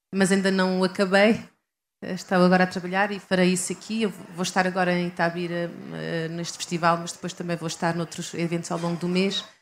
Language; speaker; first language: Portuguese; native; Portuguese